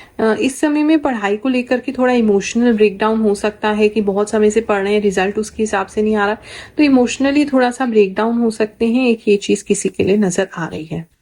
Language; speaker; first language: Hindi; native; Hindi